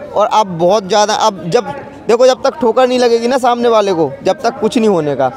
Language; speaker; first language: Hindi; native; Hindi